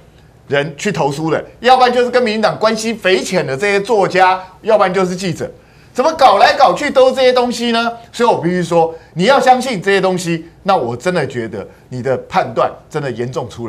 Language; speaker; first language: Chinese; native; Chinese